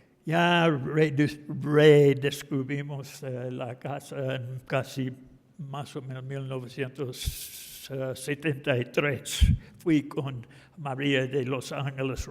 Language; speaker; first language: Spanish; non-native, fluent; English